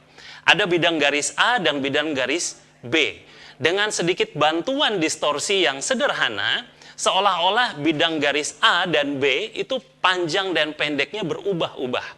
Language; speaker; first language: Indonesian; native; Indonesian